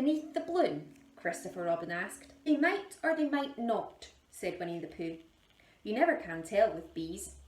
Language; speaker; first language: English; native; English